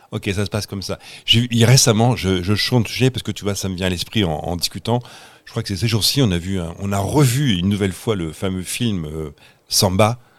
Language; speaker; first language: French; native; French